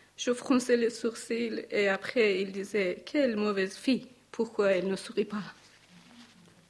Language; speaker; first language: French; non-native, learner; Persian